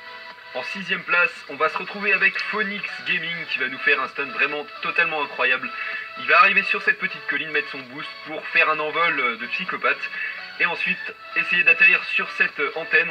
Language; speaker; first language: French; native; French